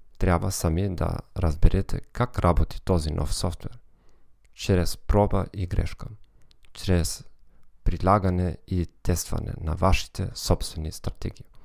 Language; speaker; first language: Bulgarian; non-native, learner; German